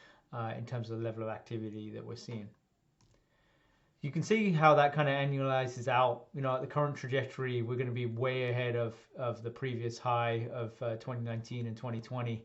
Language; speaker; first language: English; native; English